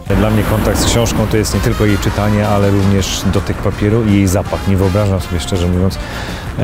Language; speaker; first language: Polish; native; Polish